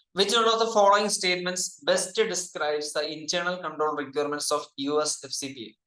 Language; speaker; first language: English; non-native, local second language; Malayalam